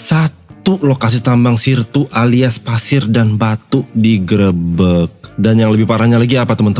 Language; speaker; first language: Indonesian; native; Indonesian